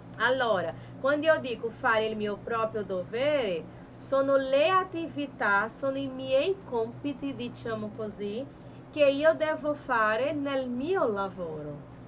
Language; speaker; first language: Italian; non-native, fluent; Portuguese